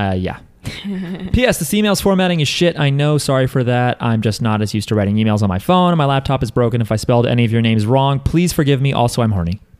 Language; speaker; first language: English; native; English